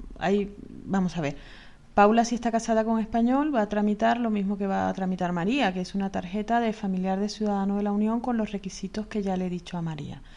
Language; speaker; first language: Spanish; native; Spanish